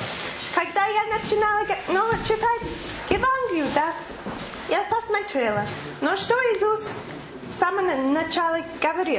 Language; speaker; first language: Russian; non-native, fluent; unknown